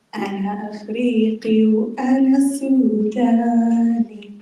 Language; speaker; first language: Arabic; early bilingual, other home language; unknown